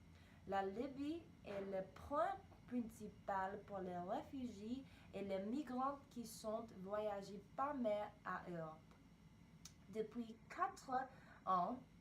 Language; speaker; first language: French; non-native, learner; English